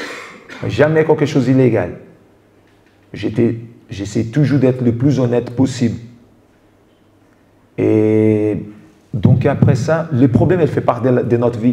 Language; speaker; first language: French; non-native, fluent; Portuguese